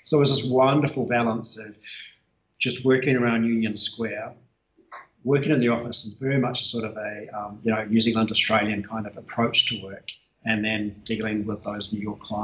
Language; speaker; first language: English; native; English